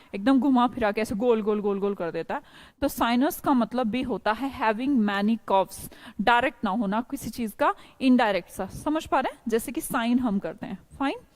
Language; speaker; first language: Hindi; native; Hindi